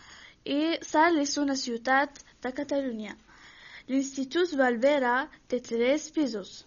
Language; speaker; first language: Catalan; non-native, learner; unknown